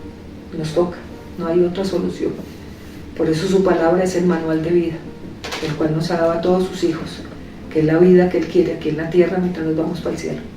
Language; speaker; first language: Spanish; native; Spanish